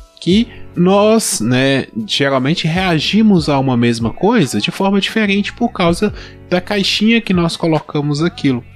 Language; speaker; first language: Portuguese; native; Portuguese